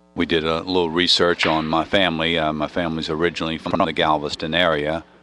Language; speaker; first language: English; native; English